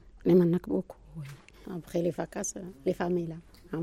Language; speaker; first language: French; non-native, learner; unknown